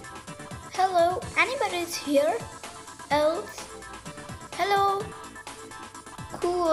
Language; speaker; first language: English; non-native, learner; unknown